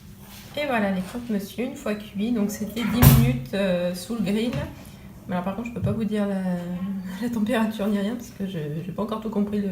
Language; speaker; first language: French; native; French